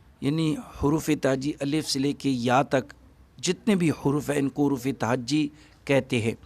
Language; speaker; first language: Urdu; non-native, local second language; Pashto